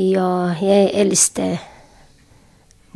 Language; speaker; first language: Swedish; non-native, learner; Syriac